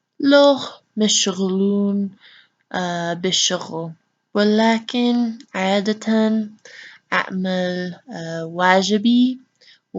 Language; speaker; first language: Arabic; non-native, learner; English